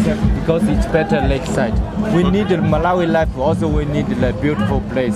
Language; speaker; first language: English; non-native, learner; Chinese